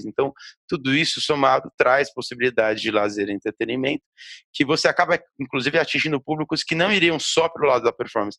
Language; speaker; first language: Portuguese; native; Portuguese